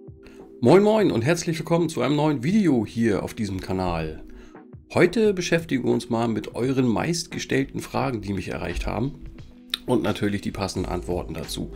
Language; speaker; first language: German; native; German